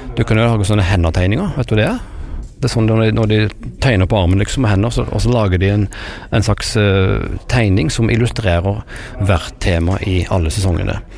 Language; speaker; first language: Norwegian; native; Norwegian